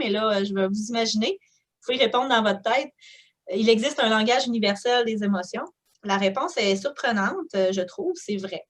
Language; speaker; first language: French; native; French